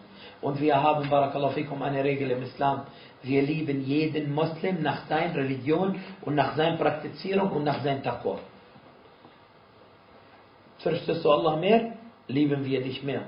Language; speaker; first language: German; non-native, fluent; Arabic